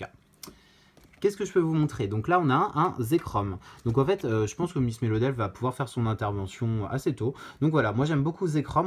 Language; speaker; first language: French; native; French